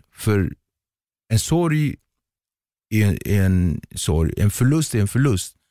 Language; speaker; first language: Swedish; early bilingual, other home language; Kabuverdianu